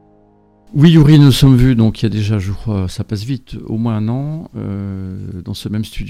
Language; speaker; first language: French; native; French